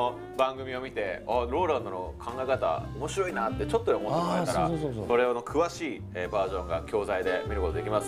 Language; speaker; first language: Japanese; native; Japanese